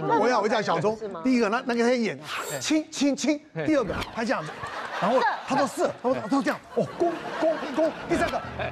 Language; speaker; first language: Chinese; native; Chinese